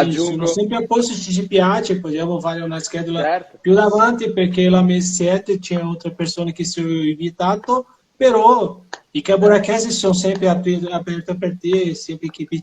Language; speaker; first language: Italian; non-native, learner; Portuguese